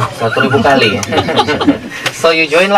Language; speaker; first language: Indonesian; native; Indonesian